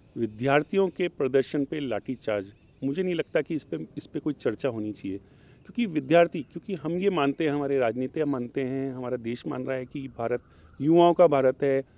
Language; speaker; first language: Hindi; native; Hindi